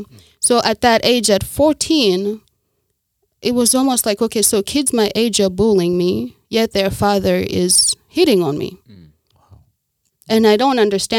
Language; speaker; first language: English; non-native, local second language; Kinyarwanda